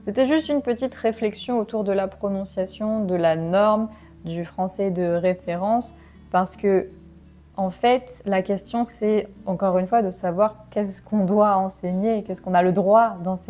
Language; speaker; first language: French; native; French